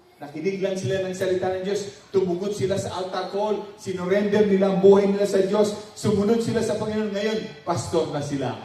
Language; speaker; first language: Filipino; non-native, local second language; Pampanga